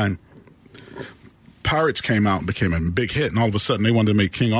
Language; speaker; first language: English; native; English